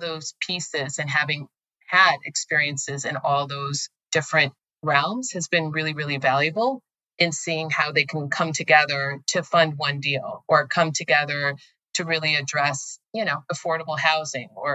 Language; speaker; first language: English; native; English